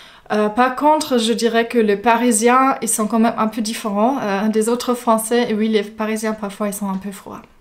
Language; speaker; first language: French; non-native, fluent; German